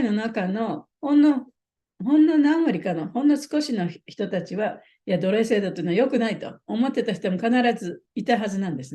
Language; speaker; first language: Japanese; native; Japanese